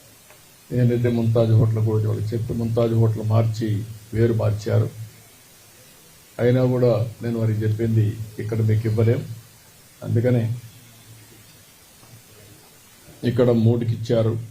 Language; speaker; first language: Telugu; native; Telugu